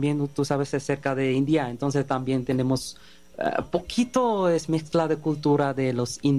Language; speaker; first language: Spanish; non-native, learner; Bangla